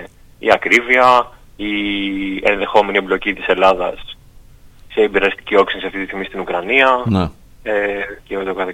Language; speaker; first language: Greek; native; Greek